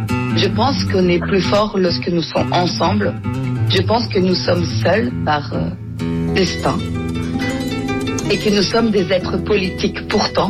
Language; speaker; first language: French; non-native, fluent; Greek